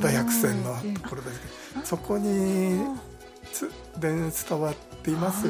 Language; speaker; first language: Japanese; native; Japanese